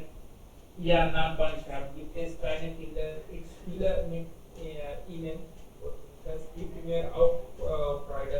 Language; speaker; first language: German; non-native, learner; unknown